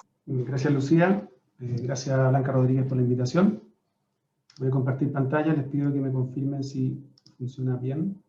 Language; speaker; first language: Spanish; native; Spanish